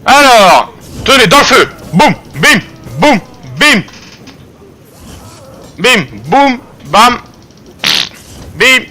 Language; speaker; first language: French; native; French